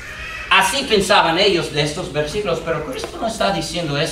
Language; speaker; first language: Spanish; non-native, fluent; English